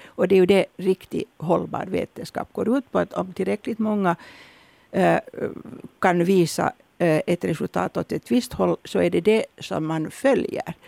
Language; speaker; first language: Swedish; native; Swedish